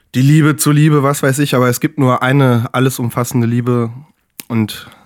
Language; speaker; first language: German; native; German